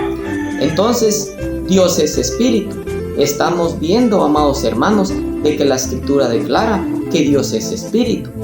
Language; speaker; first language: Spanish; native; Spanish